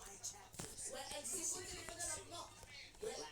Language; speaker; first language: French; native; French